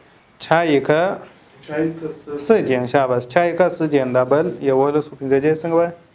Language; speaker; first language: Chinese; non-native, fluent; Pashto